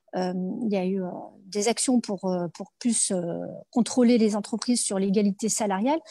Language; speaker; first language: French; native; French